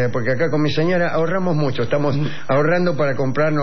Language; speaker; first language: Spanish; native; Spanish